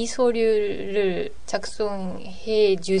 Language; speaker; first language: Korean; non-native, learner; Japanese